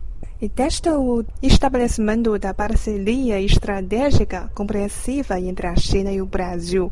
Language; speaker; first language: Portuguese; non-native, fluent; Chinese